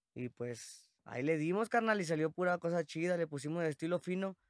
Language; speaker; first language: Spanish; native; Spanish